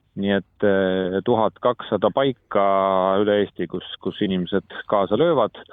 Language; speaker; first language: Estonian; native; Estonian